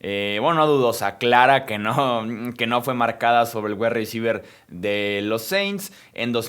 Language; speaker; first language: Spanish; native; Spanish